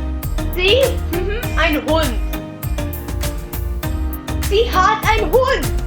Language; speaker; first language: German; non-native, learner; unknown